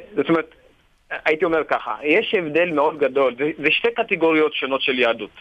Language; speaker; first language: Hebrew; early bilingual, other home language; Amharic